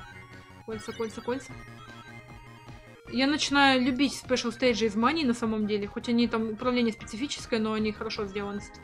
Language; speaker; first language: Russian; native; Russian